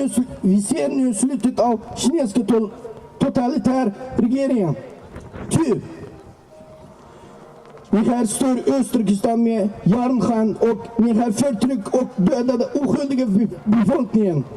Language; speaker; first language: Swedish; non-native, learner; Uyghur